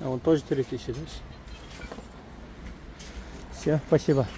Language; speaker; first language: Russian; non-native, learner; Kyrgyz